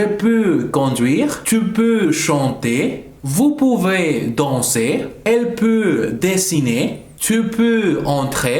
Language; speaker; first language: French; non-native, fluent; Spanish